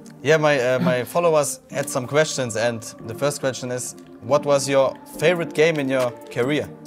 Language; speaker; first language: English; non-native, learner; German